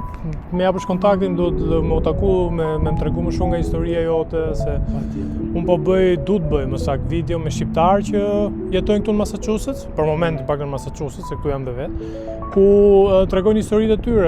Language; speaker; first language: Albanian; native; Albanian